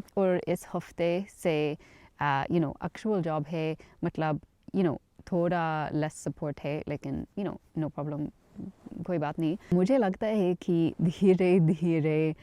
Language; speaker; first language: Hindi; non-native, learner; English